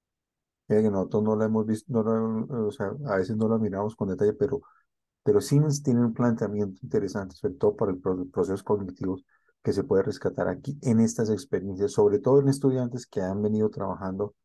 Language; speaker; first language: Spanish; native; Spanish